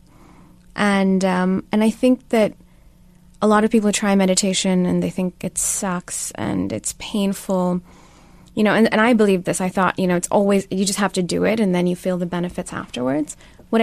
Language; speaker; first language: English; non-native, local second language; Urdu